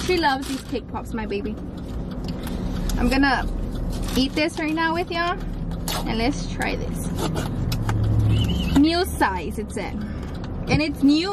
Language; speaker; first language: English; early bilingual, other home language; Spanish